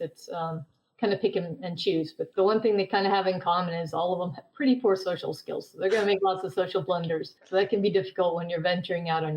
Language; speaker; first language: English; native; English